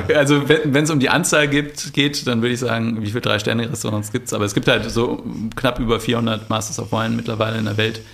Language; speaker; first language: German; native; German